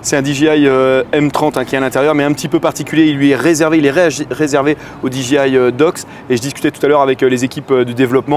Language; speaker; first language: French; native; French